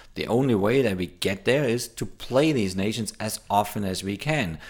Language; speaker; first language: English; non-native, fluent; German